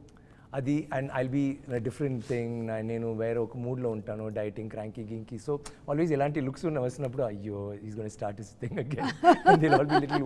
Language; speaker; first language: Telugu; non-native, learner; Tamil